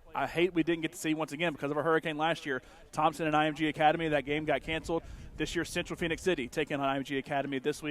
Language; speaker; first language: English; native; English